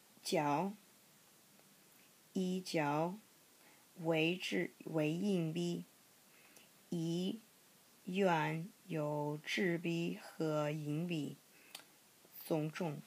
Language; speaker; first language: Chinese; non-native, learner; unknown